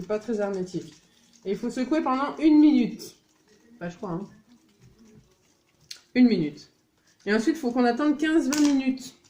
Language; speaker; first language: French; native; French